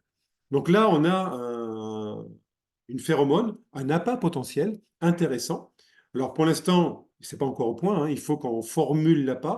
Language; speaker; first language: French; native; French